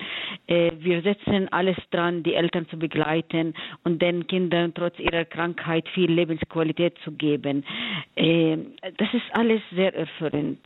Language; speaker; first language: German; non-native, fluent; Arabic